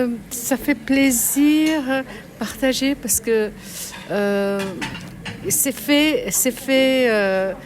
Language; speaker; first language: French; non-native, fluent; Bangla